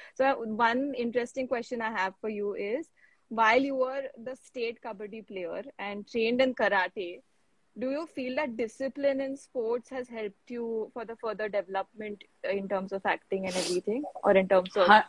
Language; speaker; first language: English; non-native, local second language; Marathi